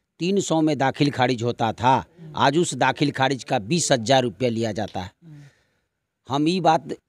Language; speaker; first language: Hindi; native; Hindi